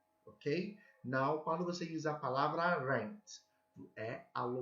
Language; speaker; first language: Portuguese; non-native, learner; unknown